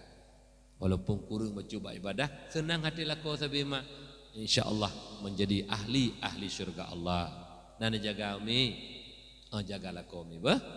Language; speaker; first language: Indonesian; non-native, local second language; Achinese